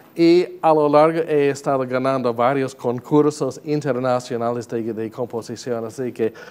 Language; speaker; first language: Spanish; non-native, fluent; English